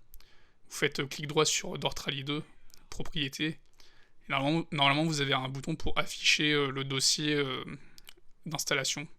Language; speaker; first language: French; native; French